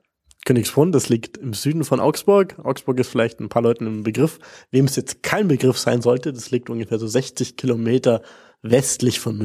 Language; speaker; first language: German; native; German